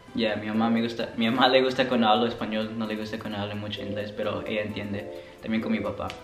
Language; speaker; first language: Spanish; early bilingual, heritage; Spanish